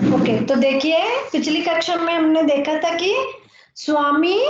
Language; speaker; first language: Hindi; non-native, local second language; Kannada